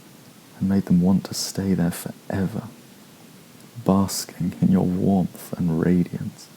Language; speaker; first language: English; native; English